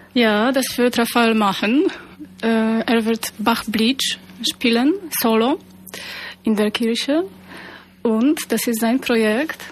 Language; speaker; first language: German; non-native, fluent; Polish